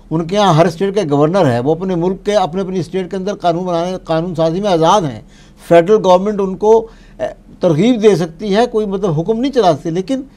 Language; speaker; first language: Hindi; native; Hindi